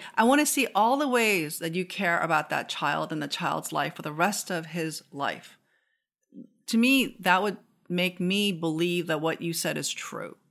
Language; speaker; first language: English; non-native, fluent; Korean